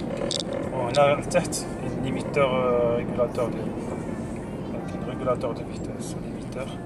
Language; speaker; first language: French; non-native, local second language; Arabic